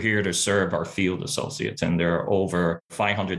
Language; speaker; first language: English; early bilingual, other home language; Spanish